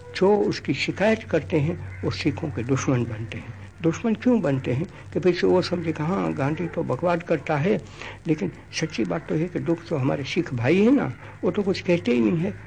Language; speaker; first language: Hindi; non-native, local second language; Gujarati